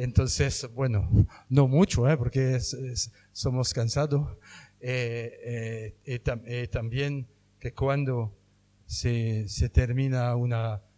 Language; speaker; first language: Spanish; non-native, fluent; French